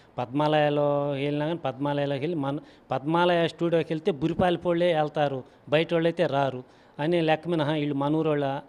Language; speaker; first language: Telugu; native; Telugu